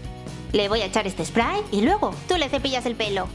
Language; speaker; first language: Spanish; native; Spanish